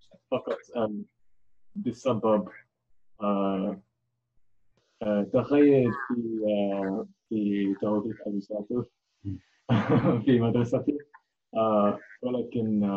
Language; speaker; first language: Arabic; non-native, learner; English